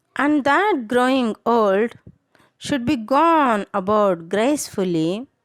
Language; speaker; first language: English; non-native, local second language; Kannada